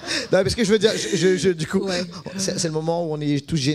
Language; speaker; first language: French; native; French